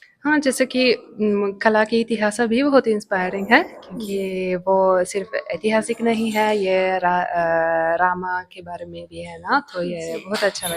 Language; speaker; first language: Hindi; non-native, fluent; Italian